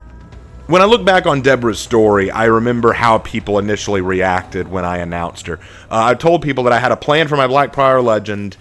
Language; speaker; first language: English; native; English